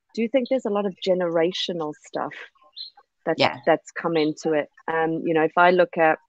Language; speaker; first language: English; native; English